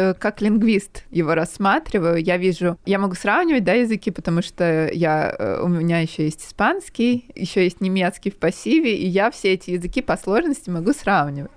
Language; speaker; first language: Russian; native; Russian